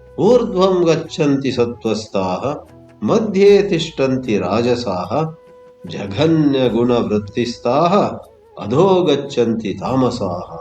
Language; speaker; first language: Kannada; native; Kannada